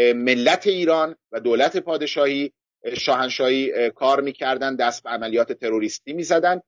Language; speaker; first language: Persian; non-native, local second language; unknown